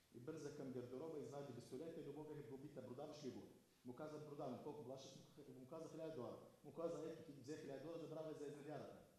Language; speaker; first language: Bulgarian; non-native, fluent; Arabic